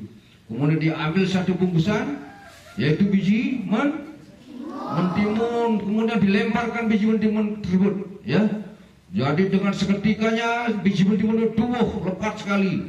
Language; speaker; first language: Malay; non-native, local second language; Balinese